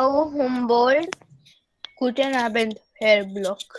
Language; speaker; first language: German; non-native, learner; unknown